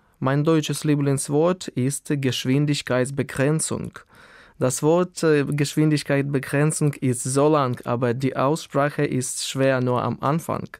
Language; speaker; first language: German; non-native, fluent; Ukrainian